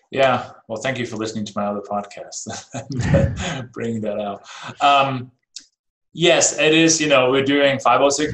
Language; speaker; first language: English; non-native, fluent; Danish